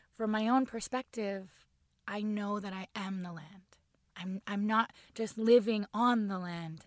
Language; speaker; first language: English; native; English